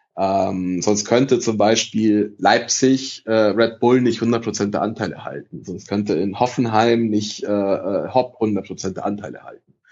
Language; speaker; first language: German; early bilingual, other home language; Italian